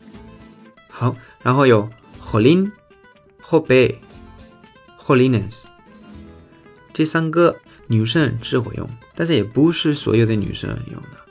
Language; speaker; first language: Chinese; non-native, fluent; Spanish